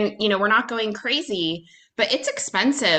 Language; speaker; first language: English; native; English